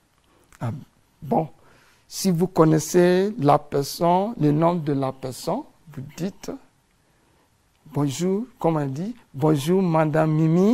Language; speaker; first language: French; non-native, fluent; English